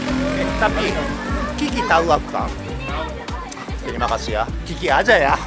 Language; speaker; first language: Indonesian; non-native, fluent; Japanese